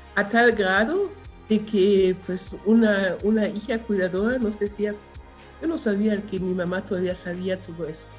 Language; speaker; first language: Spanish; non-native, fluent; German